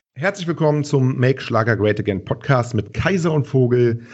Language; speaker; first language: German; native; German